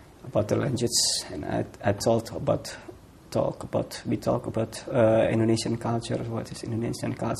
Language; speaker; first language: English; non-native, fluent; Indonesian